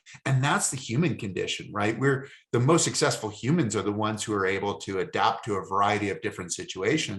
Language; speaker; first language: English; native; English